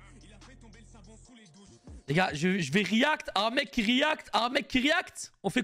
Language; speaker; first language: French; native; French